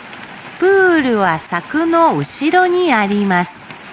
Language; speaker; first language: Japanese; non-native, learner; Chinese